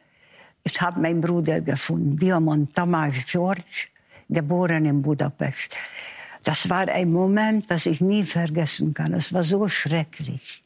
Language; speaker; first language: German; non-native, fluent; Hungarian